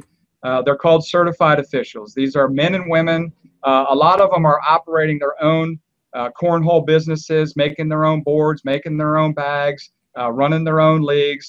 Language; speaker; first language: English; native; English